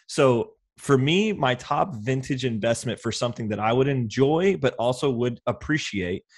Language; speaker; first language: English; native; English